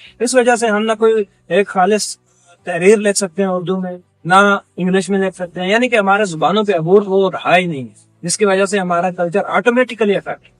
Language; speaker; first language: Urdu; non-native, local second language; Punjabi